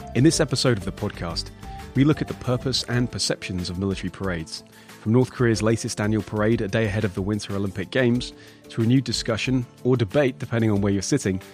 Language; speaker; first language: English; native; English